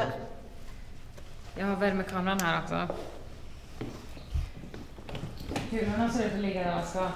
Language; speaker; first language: Swedish; native; Swedish